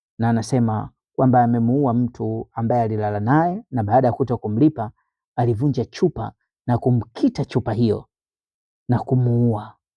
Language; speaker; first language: Swahili; native; Swahili